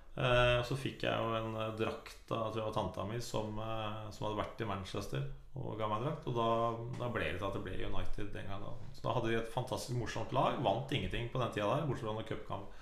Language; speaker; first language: Norwegian; native; Norwegian